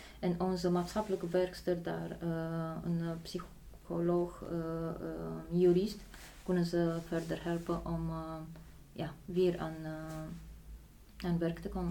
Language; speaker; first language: Dutch; non-native, fluent; Polish